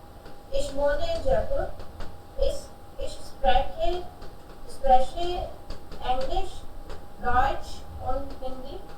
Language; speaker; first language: German; non-native, learner; Hindi